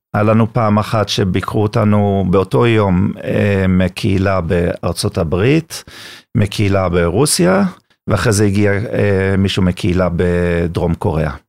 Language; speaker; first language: Hebrew; non-native, fluent; German